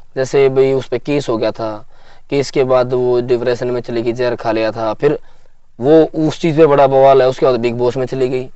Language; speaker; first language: Hindi; native; Hindi